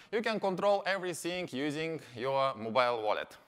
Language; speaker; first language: English; non-native, learner; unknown